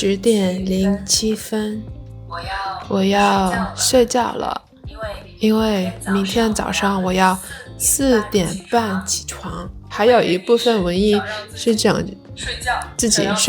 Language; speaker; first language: Chinese; non-native, learner; Vietnamese